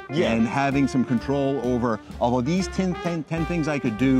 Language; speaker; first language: English; native; English